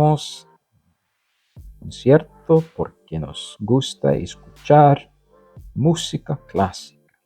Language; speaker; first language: Spanish; non-native, learner; English